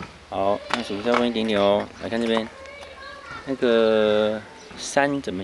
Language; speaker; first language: Chinese; native; Chinese